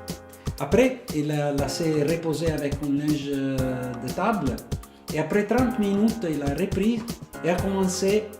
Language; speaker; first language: French; non-native, fluent; Italian